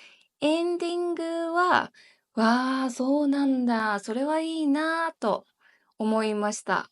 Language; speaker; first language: Japanese; non-native, learner; Chinese